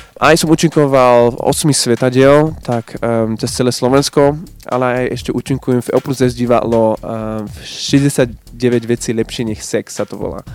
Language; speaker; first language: Slovak; non-native, fluent; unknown